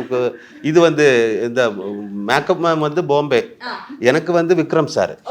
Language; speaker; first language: Tamil; non-native, learner; Malayalam